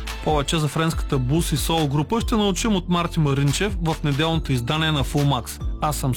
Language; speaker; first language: Bulgarian; native; Bulgarian